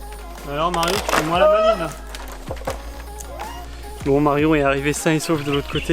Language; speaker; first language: French; native; French